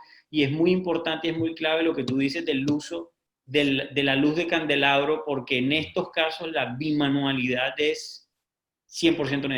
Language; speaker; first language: Spanish; native; Spanish